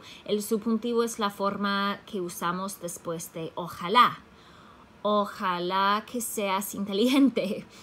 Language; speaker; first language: Spanish; non-native, fluent; English